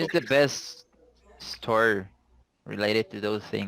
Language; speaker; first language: English; non-native, learner; Spanish